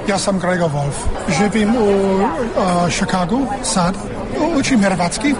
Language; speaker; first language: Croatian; non-native, learner; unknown